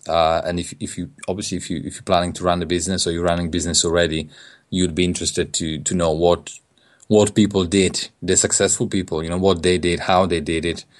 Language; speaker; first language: English; non-native, fluent; Polish